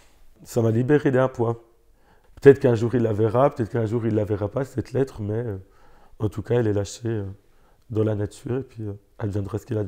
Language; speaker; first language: French; native; French